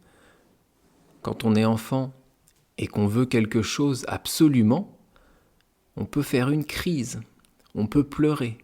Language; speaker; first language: French; native; French